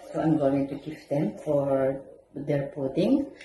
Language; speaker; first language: English; non-native, local second language; Filipino